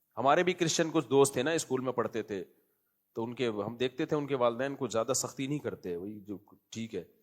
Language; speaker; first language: Urdu; native; Urdu